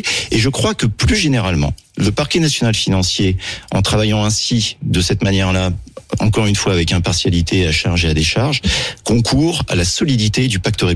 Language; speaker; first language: French; native; French